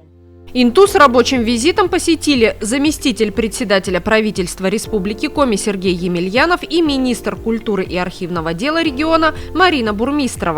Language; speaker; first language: Russian; native; Russian